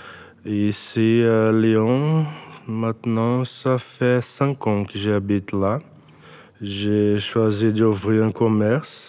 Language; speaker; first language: French; non-native, learner; Portuguese